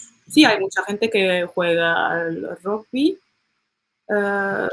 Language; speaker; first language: Spanish; non-native, learner; English